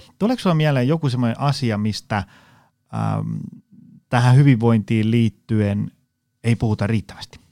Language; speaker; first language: Finnish; native; Finnish